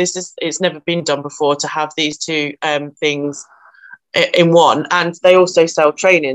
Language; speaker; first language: English; native; English